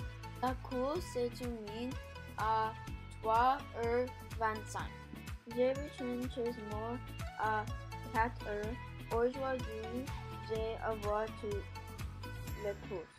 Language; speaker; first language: French; non-native, learner; English